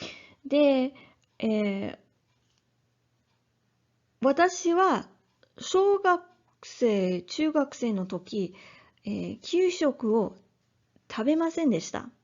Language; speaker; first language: Japanese; non-native, learner; English